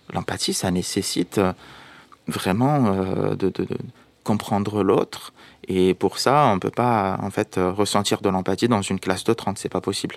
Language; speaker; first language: French; non-native, local second language; Arabic